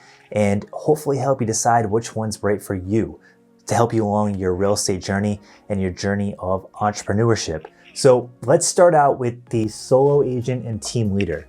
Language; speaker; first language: English; native; English